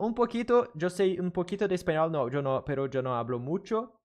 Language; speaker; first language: Spanish; non-native, learner; Portuguese